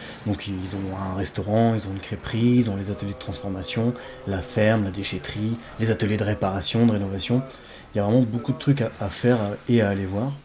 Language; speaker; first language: French; native; French